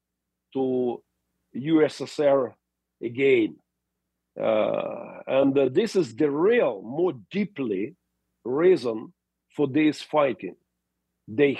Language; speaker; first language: English; non-native, learner; Russian